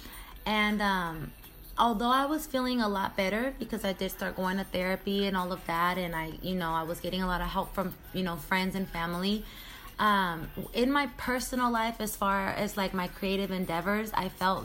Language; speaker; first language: English; native; English